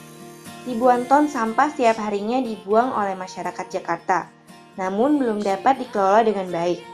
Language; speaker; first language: Indonesian; native; Indonesian